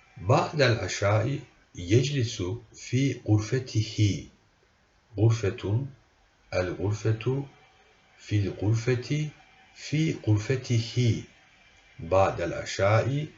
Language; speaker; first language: Arabic; non-native, fluent; Turkish